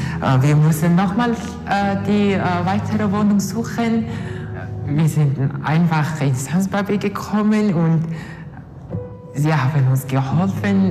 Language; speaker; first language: German; non-native, learner; Mongolian